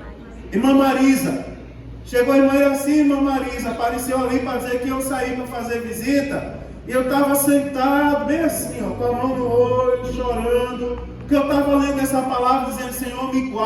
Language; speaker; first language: Portuguese; native; Portuguese